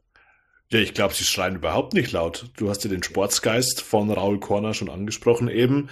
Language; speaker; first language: German; native; German